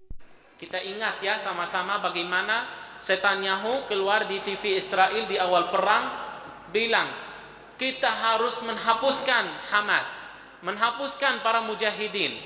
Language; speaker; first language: Indonesian; non-native, fluent; Arabic